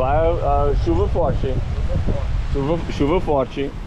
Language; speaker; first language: Portuguese; non-native, learner; English